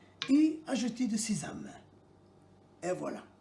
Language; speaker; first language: French; non-native, local second language; Arabic